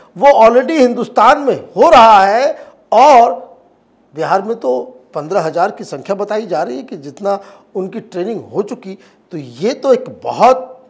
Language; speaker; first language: Hindi; native; Hindi